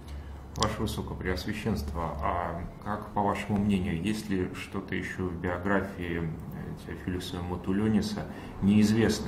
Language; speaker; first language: Russian; native; Russian